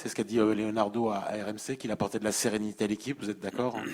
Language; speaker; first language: French; native; French